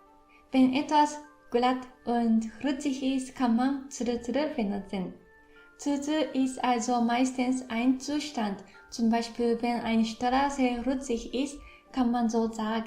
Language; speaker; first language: German; non-native, fluent; Japanese